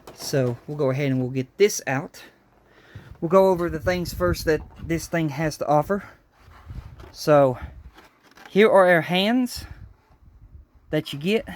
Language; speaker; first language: English; native; English